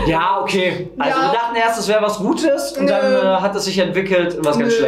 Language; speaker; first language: German; native; German